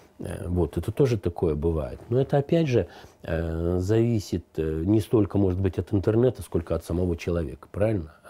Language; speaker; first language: Russian; native; Russian